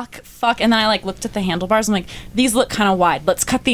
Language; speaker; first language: English; native; English